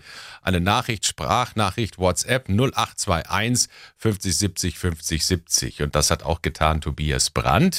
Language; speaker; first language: German; native; German